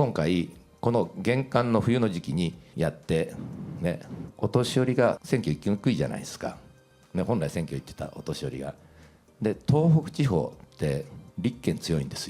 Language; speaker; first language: Japanese; native; Japanese